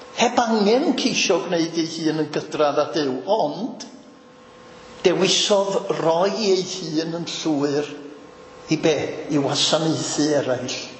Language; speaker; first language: Welsh; native; Welsh